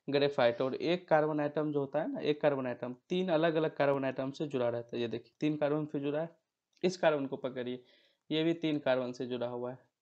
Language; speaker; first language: Hindi; native; Hindi